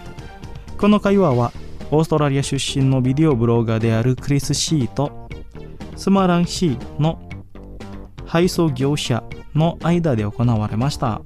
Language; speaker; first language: Japanese; non-native, fluent; Indonesian